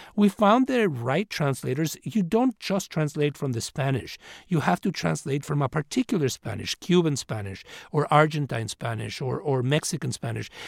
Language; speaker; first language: English; non-native, fluent; Spanish